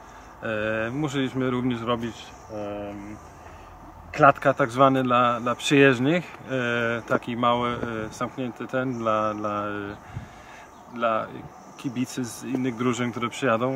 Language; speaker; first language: Polish; non-native, fluent; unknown